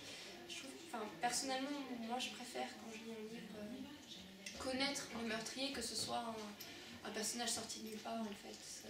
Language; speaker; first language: French; native; French